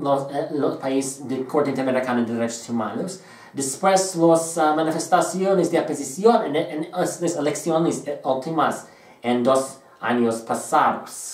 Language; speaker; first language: Spanish; non-native, learner; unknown